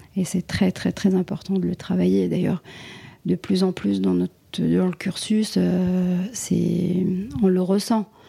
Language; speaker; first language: French; non-native, local second language; Arabic